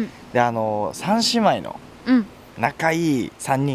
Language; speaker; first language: Japanese; native; Japanese